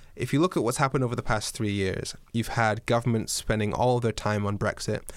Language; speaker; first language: English; native; English